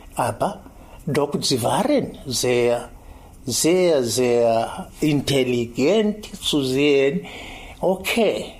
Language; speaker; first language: German; non-native, fluent; Swahili